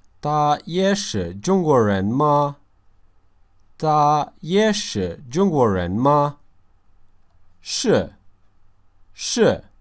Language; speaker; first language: Chinese; non-native, learner; Russian